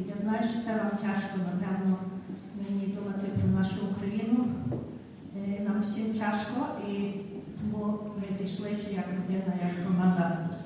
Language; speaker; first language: Ukrainian; early bilingual, heritage; Ukrainian